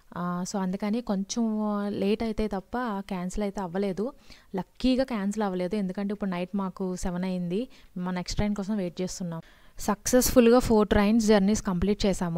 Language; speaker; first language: Telugu; native; Telugu